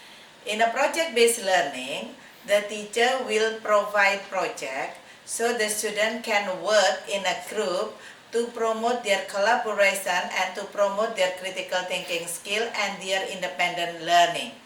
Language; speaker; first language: English; non-native, fluent; Indonesian